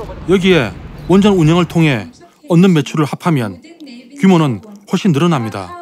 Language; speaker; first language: Korean; native; Korean